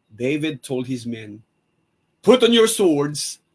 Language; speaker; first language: English; non-native, local second language; Filipino